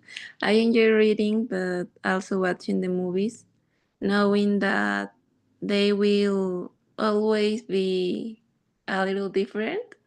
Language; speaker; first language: English; non-native, learner; Spanish